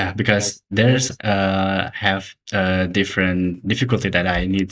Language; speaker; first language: English; non-native, learner; Indonesian